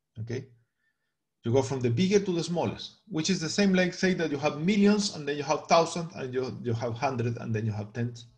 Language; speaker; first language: English; non-native, fluent; Spanish